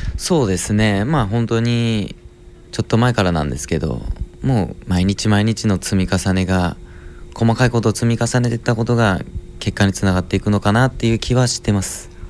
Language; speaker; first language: Japanese; native; Japanese